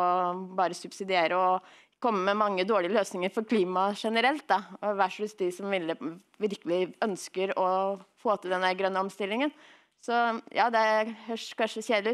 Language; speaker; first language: Norwegian; native; Norwegian